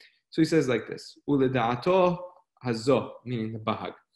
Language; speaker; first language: English; native; English